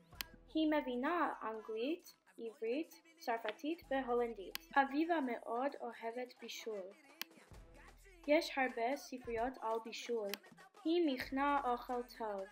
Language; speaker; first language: Hebrew; non-native, learner; English